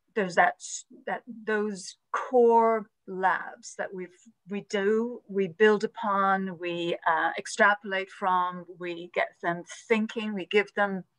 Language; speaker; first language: English; native; English